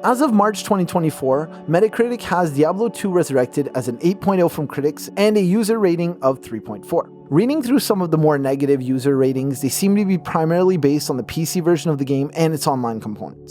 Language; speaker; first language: English; native; English